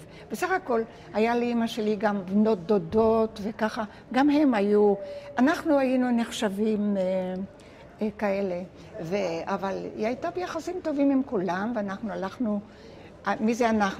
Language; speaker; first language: Hebrew; non-native, local second language; Ladino